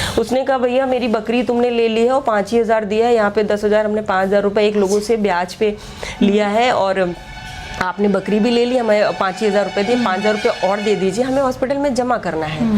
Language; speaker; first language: Hindi; native; Hindi